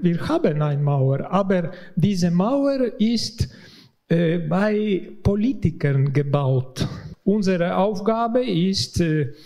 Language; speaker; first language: German; non-native, learner; Latvian